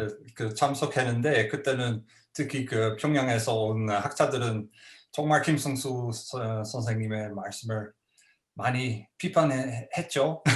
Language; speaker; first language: Korean; non-native, fluent; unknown